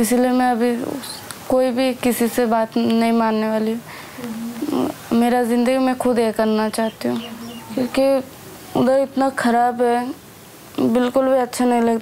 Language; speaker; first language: Hindi; native; Hindi